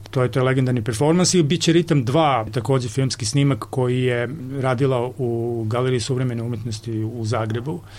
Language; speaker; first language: Serbian; native; Serbian